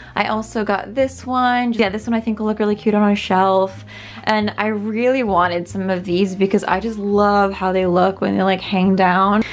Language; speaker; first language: English; native; English